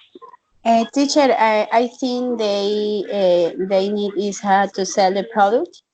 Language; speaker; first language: English; non-native, learner; Spanish